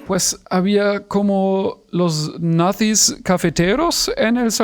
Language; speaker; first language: Spanish; non-native, fluent; German